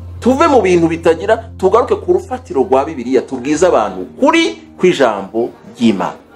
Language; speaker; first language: Kinyarwanda; early bilingual, heritage; Kinyarwanda